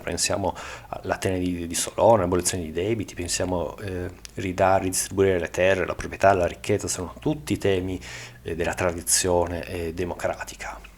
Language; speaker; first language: Italian; native; Italian